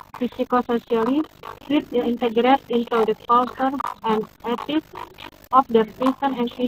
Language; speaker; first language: English; non-native, learner; Indonesian